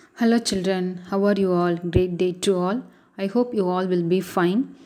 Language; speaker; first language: English; non-native, local second language; Tamil